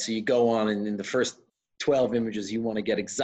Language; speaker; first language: English; native; English